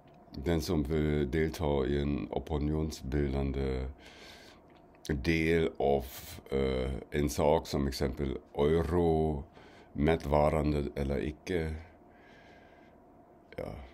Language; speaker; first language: Swedish; non-native, fluent; German